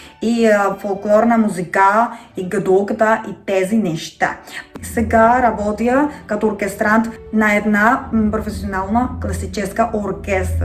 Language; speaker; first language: Bulgarian; non-native, learner; Spanish